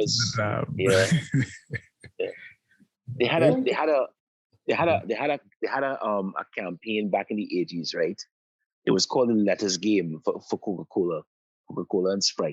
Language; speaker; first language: English; native; English